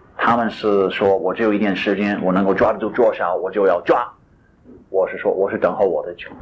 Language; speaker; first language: Chinese; non-native, fluent; English